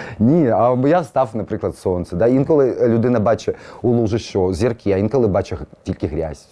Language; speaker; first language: Ukrainian; early bilingual, other home language; Russian